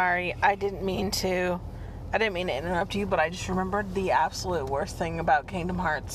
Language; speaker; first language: English; native; English